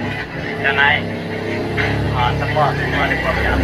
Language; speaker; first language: Malay; native; Malay